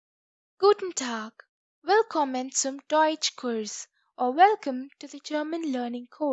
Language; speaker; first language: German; non-native, fluent; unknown